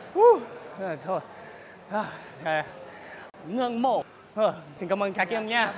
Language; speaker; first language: Vietnamese; non-native, learner; English